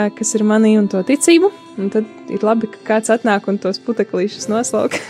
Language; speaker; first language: Latvian; native; Latvian